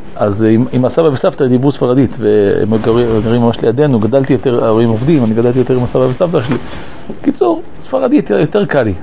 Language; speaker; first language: Hebrew; early bilingual, other home language; French